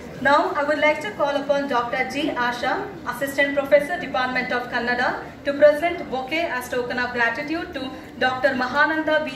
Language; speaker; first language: English; non-native, local second language; Kannada